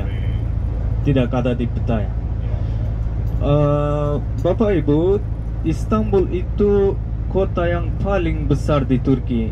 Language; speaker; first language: Indonesian; non-native, fluent; Turkish